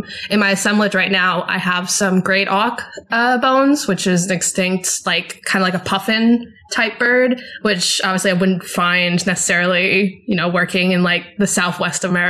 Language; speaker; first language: English; native; English